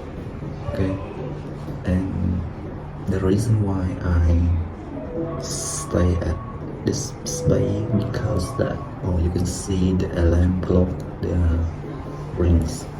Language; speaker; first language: English; non-native, learner; Vietnamese